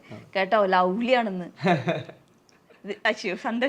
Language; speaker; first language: Malayalam; native; Malayalam